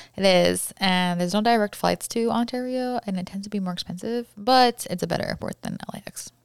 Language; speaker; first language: English; native; English